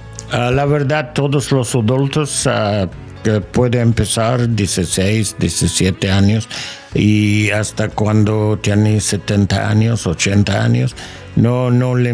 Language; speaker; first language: Spanish; non-native, learner; English